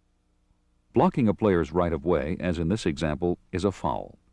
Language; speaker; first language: English; native; English